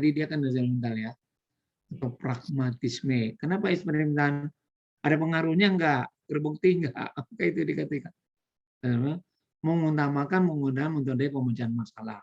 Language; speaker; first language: Indonesian; native; Indonesian